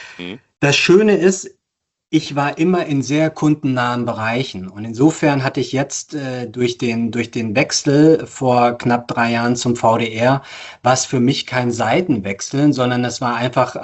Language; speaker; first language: German; native; German